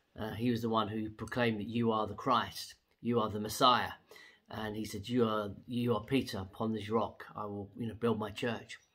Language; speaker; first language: English; native; English